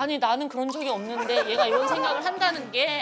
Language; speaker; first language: Korean; native; Korean